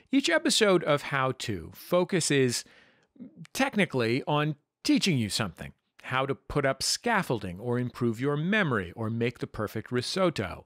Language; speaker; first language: English; native; English